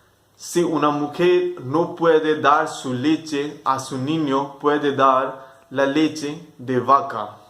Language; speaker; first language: Spanish; non-native, fluent; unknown